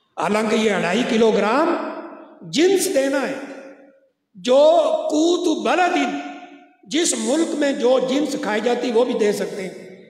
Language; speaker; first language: Urdu; non-native, local second language; Punjabi